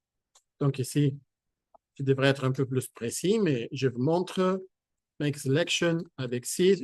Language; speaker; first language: French; non-native, fluent; Spanish